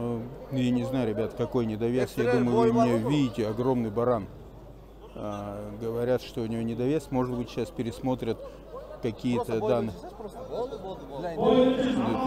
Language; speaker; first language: Russian; native; Russian